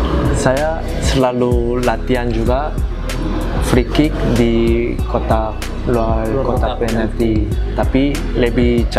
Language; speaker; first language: Indonesian; non-native, learner; Korean